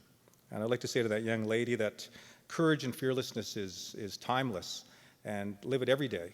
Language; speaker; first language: English; native; English